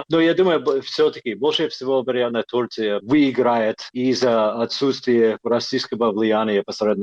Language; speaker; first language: Russian; non-native, fluent; English